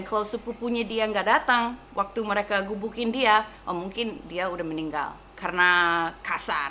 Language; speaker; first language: Indonesian; non-native, fluent; English